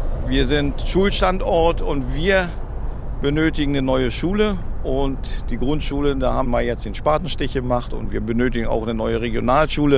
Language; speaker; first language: German; native; German